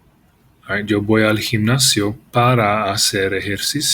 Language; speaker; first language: Spanish; non-native, fluent; English